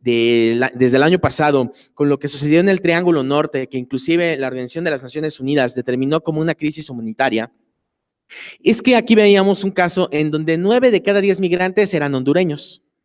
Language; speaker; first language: Spanish; native; Spanish